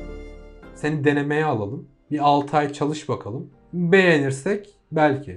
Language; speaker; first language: Turkish; native; Turkish